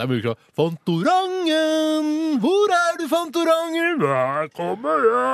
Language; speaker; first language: Norwegian; native; Norwegian